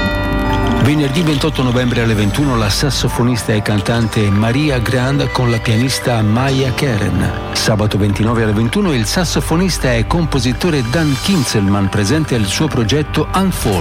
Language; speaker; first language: Italian; native; Italian